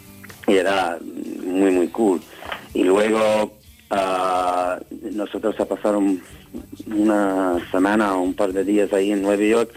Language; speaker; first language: Spanish; non-native, learner; English